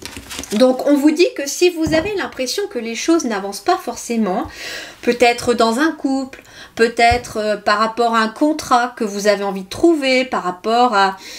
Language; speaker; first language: French; native; French